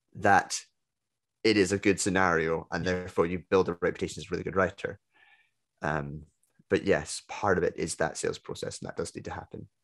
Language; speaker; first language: English; native; English